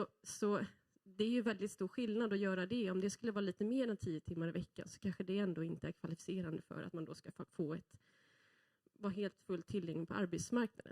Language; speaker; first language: Swedish; native; Swedish